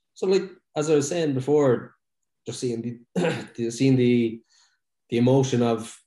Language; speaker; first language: English; native; English